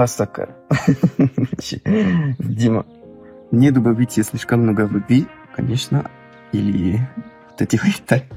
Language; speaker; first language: Russian; non-native, fluent; French